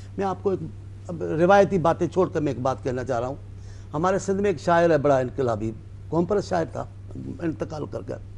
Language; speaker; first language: Urdu; non-native, local second language; Sindhi